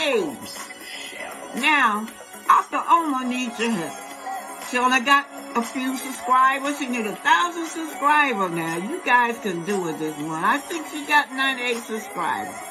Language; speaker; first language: English; native; English